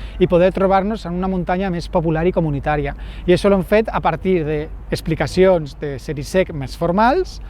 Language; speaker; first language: Catalan; non-native, local second language; Spanish